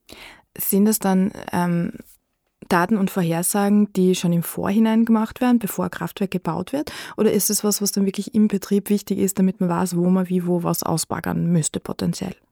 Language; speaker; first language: German; native; German